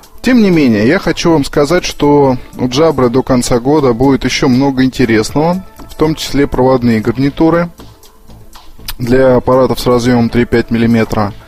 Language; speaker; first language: Russian; native; Russian